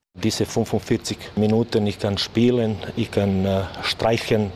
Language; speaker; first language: German; non-native, learner; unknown